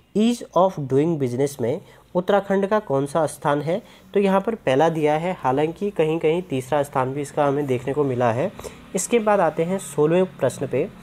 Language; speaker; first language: Hindi; native; Hindi